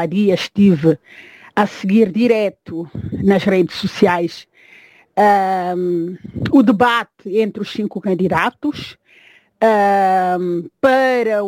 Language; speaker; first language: Portuguese; non-native, local second language; Kabuverdianu